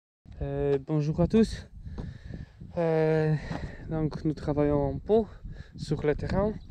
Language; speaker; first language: French; non-native, fluent; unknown